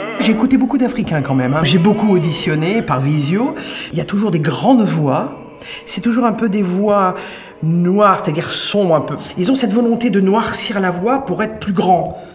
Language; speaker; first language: French; native; French